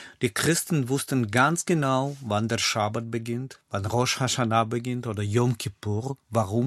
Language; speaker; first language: German; non-native, fluent; Russian